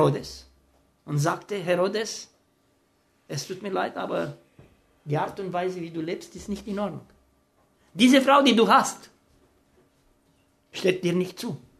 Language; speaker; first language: German; non-native, fluent; Romanian